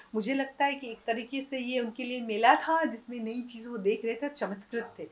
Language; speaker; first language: Hindi; native; Hindi